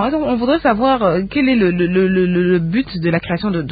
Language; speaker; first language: French; non-native, local second language; Lingala